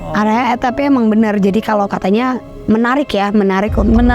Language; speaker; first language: Indonesian; native; Indonesian